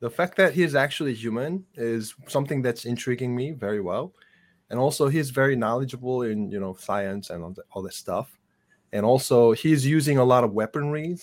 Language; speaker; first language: English; non-native, fluent; Korean